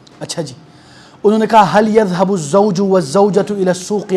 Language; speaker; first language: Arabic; non-native, fluent; Urdu